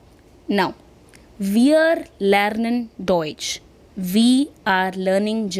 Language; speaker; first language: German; non-native, fluent; Hindi